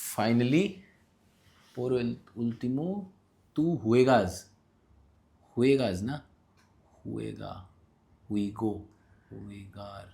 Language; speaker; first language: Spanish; non-native, learner; Hindi